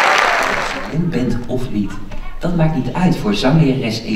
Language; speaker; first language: Dutch; native; Dutch